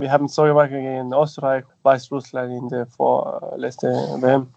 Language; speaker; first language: German; non-native, fluent; Spanish